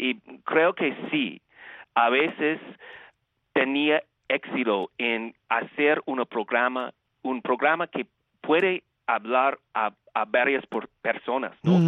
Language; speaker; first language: Spanish; non-native, fluent; English